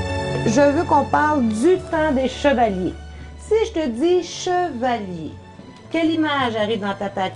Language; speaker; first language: French; native; French